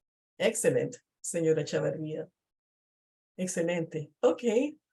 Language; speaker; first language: Spanish; non-native, fluent; English